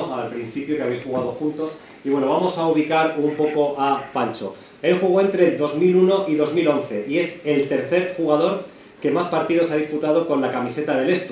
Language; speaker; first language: Spanish; native; Spanish